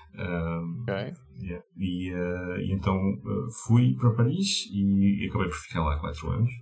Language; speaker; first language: Portuguese; native; Portuguese